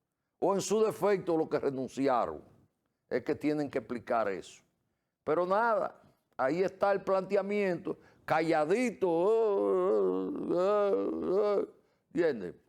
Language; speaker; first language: Spanish; native; Spanish